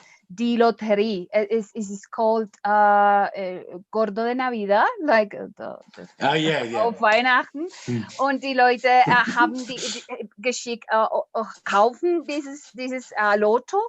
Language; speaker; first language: German; non-native, learner; Spanish